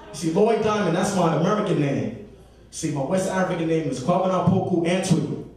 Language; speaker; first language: English; native; English